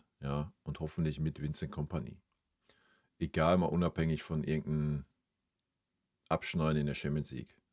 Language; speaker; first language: German; native; German